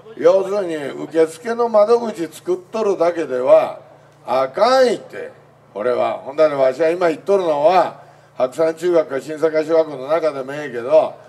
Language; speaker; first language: Japanese; native; Japanese